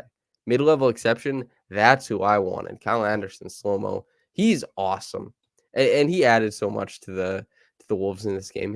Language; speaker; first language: English; native; English